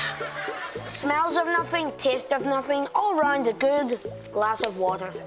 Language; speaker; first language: English; native; English